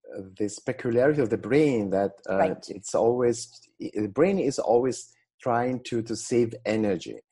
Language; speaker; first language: English; non-native, fluent; Italian